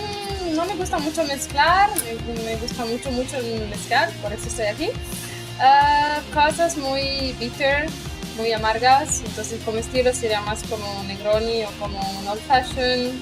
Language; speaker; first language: Spanish; non-native, fluent; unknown